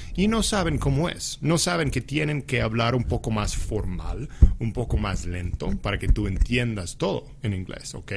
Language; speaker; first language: Spanish; non-native, fluent; English